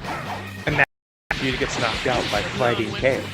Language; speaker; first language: English; native; English